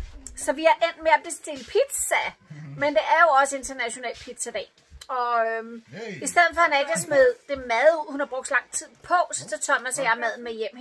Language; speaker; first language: Danish; native; Danish